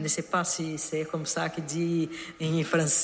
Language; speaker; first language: French; non-native, learner; Portuguese